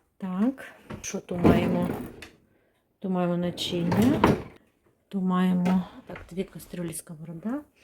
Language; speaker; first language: Ukrainian; non-native, local second language; Russian